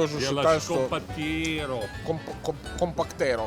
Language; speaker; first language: Russian; non-native, fluent; Italian